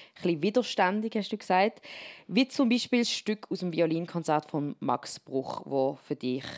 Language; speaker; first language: German; native; German